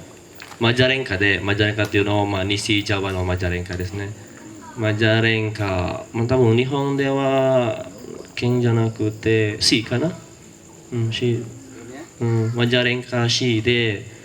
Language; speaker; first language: Japanese; non-native, learner; Indonesian